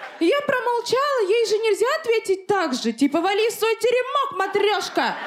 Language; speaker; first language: Russian; native; Russian